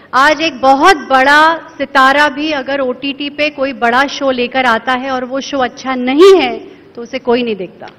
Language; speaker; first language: Hindi; native; Hindi